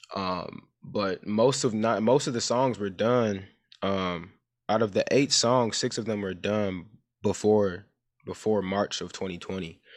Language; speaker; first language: English; early bilingual, other home language; Yoruba